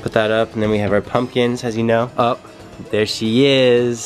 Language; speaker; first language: English; native; English